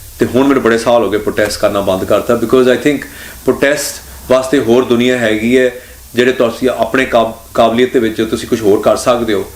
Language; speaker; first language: Punjabi; early bilingual, heritage; Punjabi